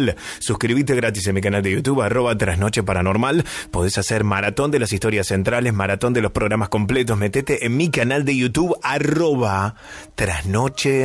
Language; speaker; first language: Spanish; native; Spanish